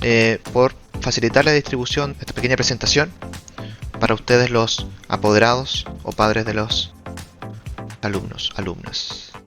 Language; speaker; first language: Spanish; native; Spanish